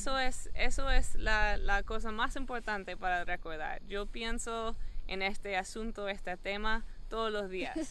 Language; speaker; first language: Spanish; non-native, fluent; English